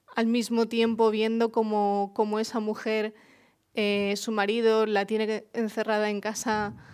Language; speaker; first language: Spanish; early bilingual, other home language; Russian